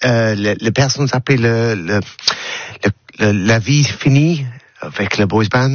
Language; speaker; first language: French; non-native, learner; English